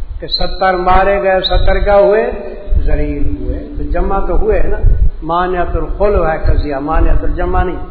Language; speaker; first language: Urdu; non-native, local second language; Punjabi